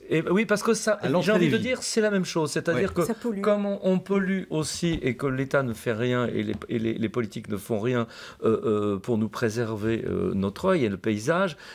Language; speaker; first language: French; native; French